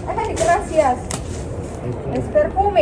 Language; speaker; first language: Spanish; non-native, learner; Filipino